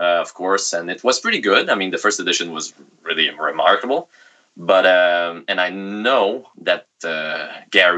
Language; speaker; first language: English; non-native, fluent; French